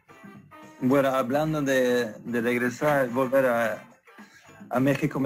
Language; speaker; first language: Spanish; non-native, fluent; Swedish